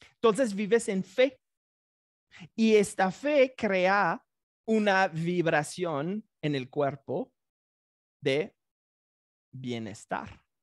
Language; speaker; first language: Spanish; non-native, fluent; French